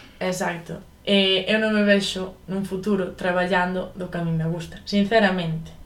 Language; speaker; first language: Galician; native; Galician